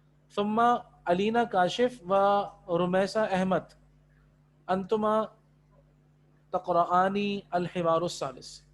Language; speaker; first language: Arabic; non-native, fluent; Urdu